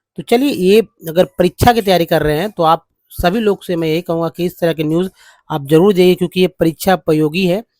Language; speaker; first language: Hindi; native; Hindi